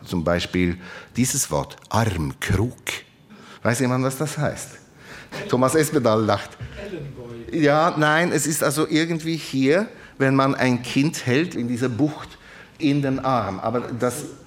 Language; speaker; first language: German; non-native, fluent; Norwegian